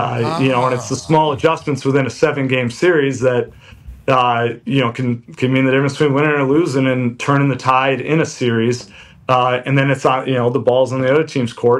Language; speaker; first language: English; native; English